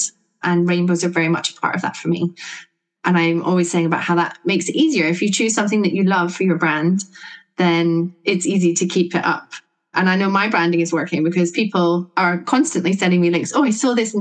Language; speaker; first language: English; native; English